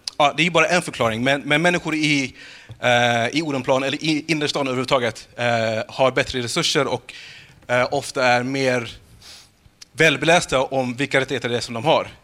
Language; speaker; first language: Swedish; early bilingual, other home language; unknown